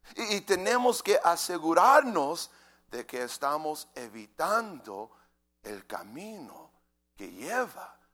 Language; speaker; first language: Spanish; native; Spanish